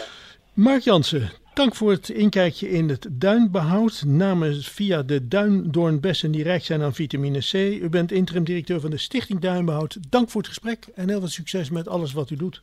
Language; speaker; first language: Dutch; native; Dutch